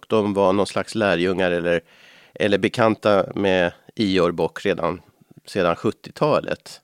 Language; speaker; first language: Swedish; native; Swedish